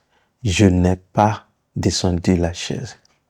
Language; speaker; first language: French; non-native, fluent; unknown